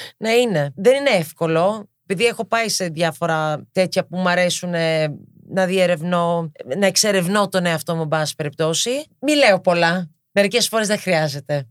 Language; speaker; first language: Greek; early bilingual, heritage; Greek